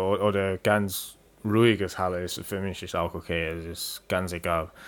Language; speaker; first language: German; non-native, learner; English